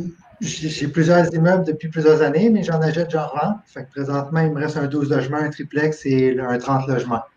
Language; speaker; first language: French; native; French